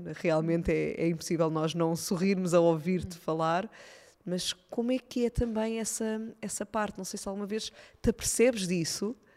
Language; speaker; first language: Portuguese; native; Portuguese